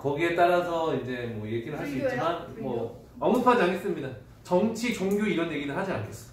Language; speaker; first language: Korean; native; Korean